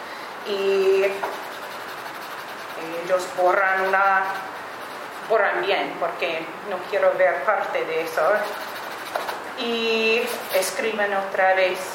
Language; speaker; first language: Spanish; non-native, learner; English